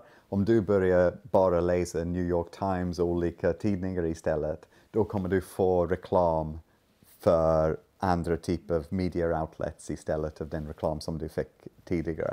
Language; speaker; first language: Swedish; non-native, fluent; English